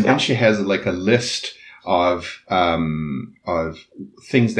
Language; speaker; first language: English; non-native, fluent; Portuguese